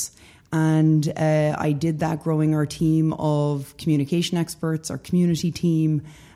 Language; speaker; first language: English; native; English